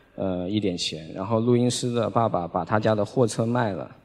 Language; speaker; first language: Chinese; native; Chinese